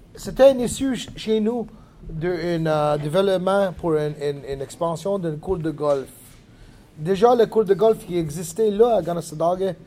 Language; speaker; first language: French; non-native, local second language; English